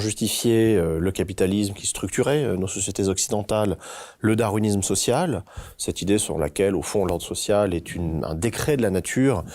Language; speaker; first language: French; native; French